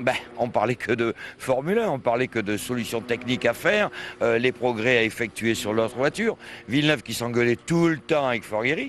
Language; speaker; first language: French; native; French